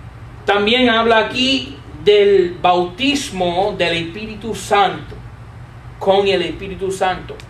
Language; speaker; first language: Spanish; non-native, fluent; English